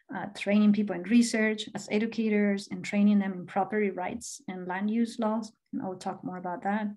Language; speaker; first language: English; non-native, fluent; Spanish